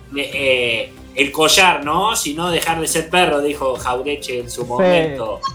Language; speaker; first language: Spanish; native; Spanish